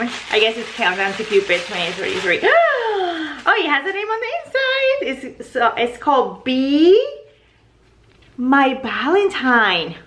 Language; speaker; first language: English; non-native, fluent; Spanish